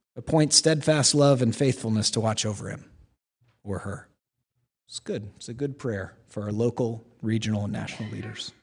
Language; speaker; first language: English; native; English